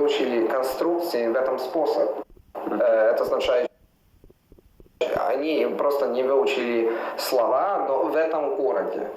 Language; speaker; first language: Russian; non-native, fluent; Italian